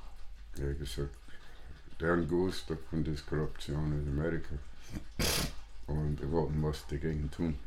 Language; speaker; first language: German; non-native, fluent; English